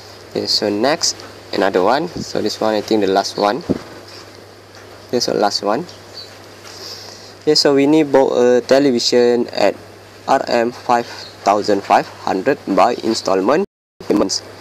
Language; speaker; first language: English; non-native, local second language; Malay